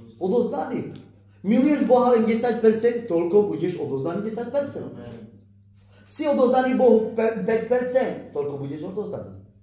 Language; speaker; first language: Slovak; non-native, local second language; Romany